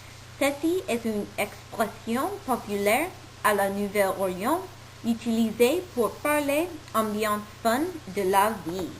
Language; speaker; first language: French; non-native, learner; English